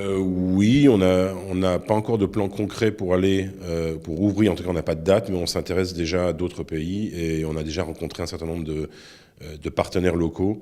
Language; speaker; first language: French; native; French